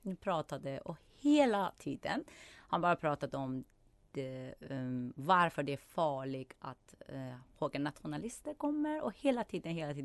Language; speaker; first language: Swedish; non-native, fluent; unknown